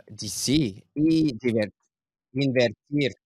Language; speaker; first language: Spanish; non-native, fluent; English